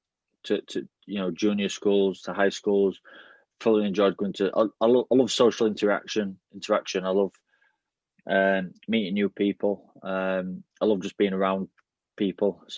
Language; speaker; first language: English; native; English